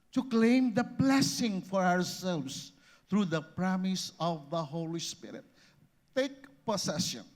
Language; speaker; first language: English; non-native, local second language; Filipino